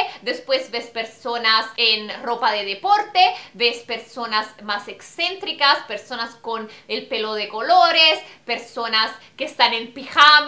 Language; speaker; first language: Spanish; non-native, fluent; Italian